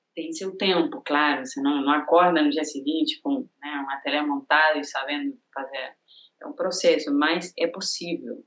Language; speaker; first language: Portuguese; non-native, fluent; Spanish